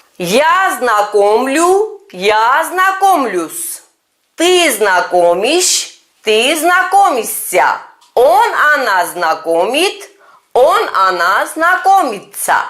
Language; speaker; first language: Russian; non-native, fluent; Turkish